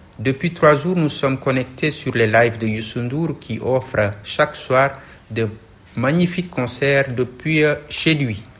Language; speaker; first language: French; non-native, local second language; Wolof